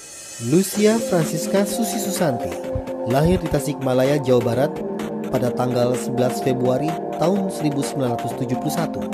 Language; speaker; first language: Indonesian; native; Indonesian